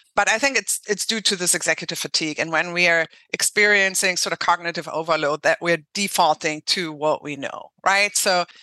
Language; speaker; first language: English; non-native, fluent; German